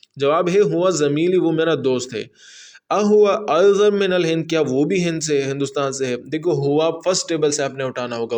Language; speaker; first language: Urdu; non-native, local second language; Pashto